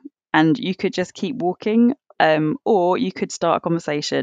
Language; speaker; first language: English; native; English